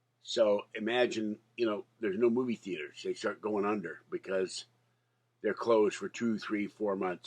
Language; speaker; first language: English; native; English